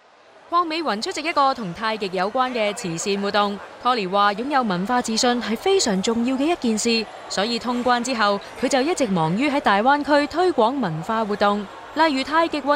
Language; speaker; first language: Chinese; native; Chinese